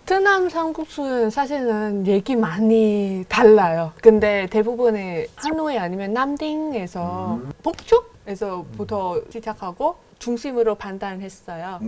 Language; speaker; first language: Korean; non-native, fluent; Vietnamese